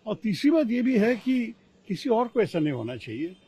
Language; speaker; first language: Hindi; non-native, local second language; Malayalam